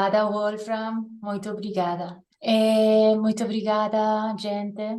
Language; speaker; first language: Portuguese; non-native, learner; Spanish